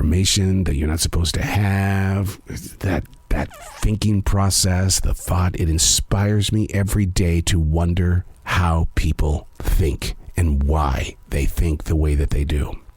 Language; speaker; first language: English; native; English